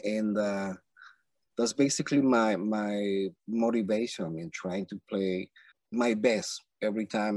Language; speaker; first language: English; non-native, fluent; Spanish